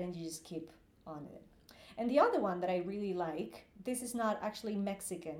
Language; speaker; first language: English; non-native, fluent; Spanish